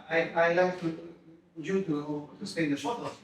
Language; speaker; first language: English; non-native, fluent; Spanish